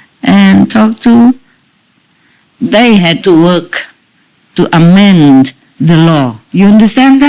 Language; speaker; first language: English; non-native, fluent; Vietnamese